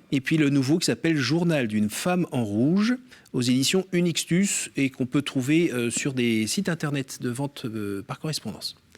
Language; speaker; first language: French; native; French